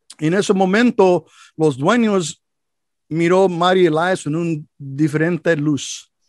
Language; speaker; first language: Spanish; non-native, learner; English